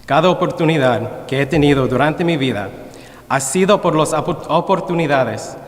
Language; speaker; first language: Spanish; early bilingual, other home language; English